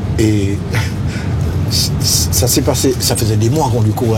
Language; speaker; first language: French; native; French